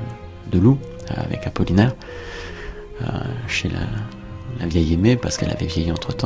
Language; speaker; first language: French; native; French